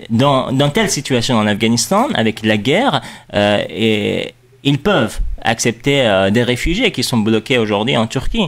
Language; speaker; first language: French; non-native, fluent; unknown